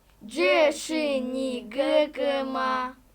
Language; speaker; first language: Chinese; non-native, learner; Kyrgyz